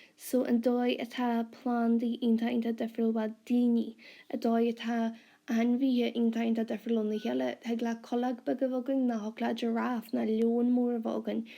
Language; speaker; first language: Irish; non-native, local second language; English